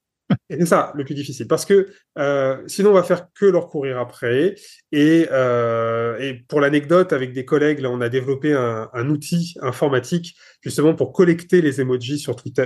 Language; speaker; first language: French; native; French